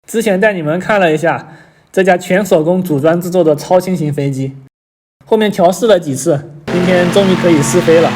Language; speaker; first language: Chinese; native; Chinese